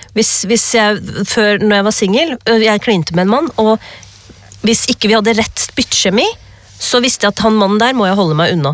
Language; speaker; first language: Norwegian; early bilingual, other home language; Urdu